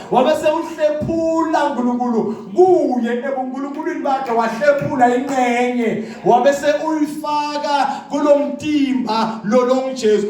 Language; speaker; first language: Zulu; non-native, local second language; Swati